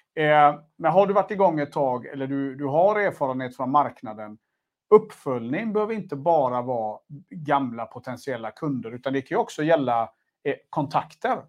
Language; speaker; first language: Swedish; native; Swedish